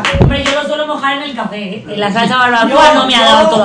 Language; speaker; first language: Spanish; native; Spanish